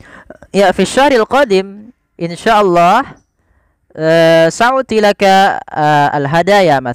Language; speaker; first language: Arabic; non-native, fluent; Indonesian